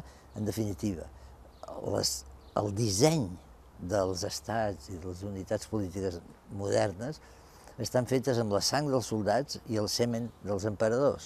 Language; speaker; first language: Catalan; native; Catalan